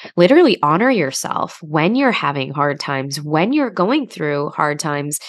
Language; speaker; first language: English; native; English